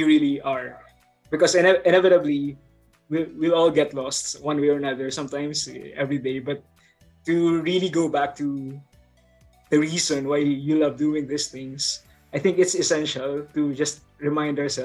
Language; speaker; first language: English; non-native, local second language; Bikol